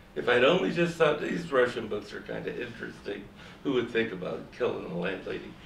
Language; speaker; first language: English; native; English